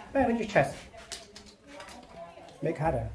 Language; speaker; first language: English; non-native, local second language; Khmer